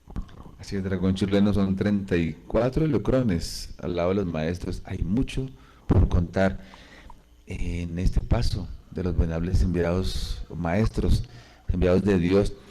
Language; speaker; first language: Spanish; native; Spanish